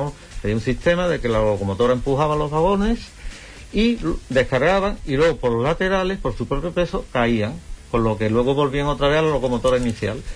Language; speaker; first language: Spanish; native; Spanish